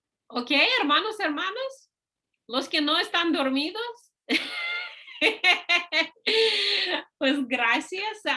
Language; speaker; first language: Spanish; non-native, fluent; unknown